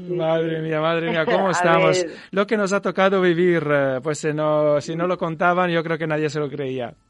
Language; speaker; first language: Spanish; non-native, fluent; Italian